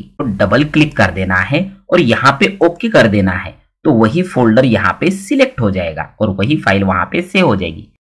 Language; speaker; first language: Hindi; non-native, local second language; Marathi